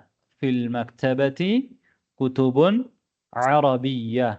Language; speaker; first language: Arabic; non-native, fluent; Tamil